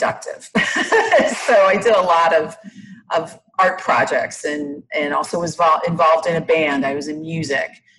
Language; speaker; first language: English; native; English